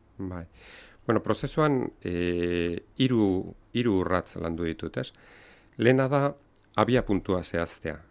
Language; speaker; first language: Basque; non-native, local second language; Spanish